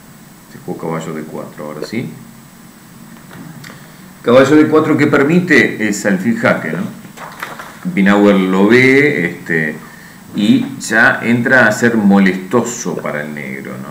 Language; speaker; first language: Spanish; native; Spanish